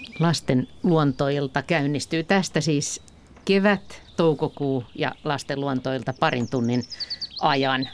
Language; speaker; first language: Finnish; native; Finnish